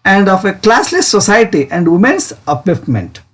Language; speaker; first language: English; non-native, local second language; Kannada